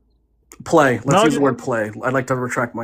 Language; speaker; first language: English; early bilingual, heritage; Punjabi